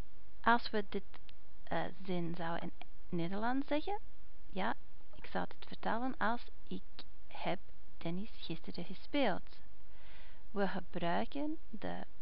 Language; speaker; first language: Dutch; non-native, fluent; English